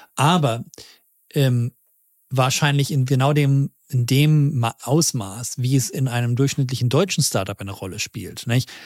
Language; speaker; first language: German; native; German